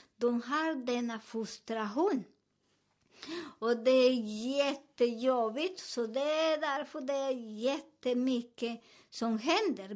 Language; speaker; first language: Swedish; non-native, fluent; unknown